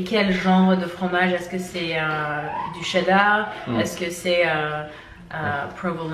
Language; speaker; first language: French; non-native, fluent; English